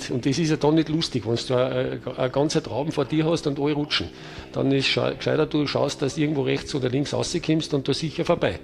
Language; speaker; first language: German; native; German